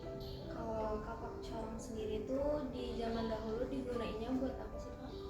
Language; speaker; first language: Indonesian; native; Indonesian